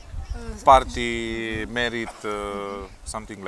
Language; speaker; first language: English; non-native, learner; Romanian